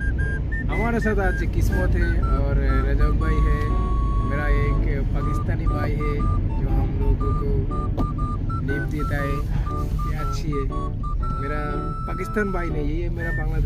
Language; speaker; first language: Hindi; non-native, learner; Bangla